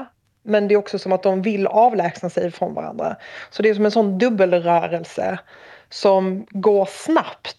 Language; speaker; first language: Swedish; native; Swedish